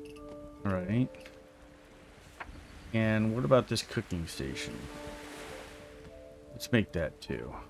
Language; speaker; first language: English; native; English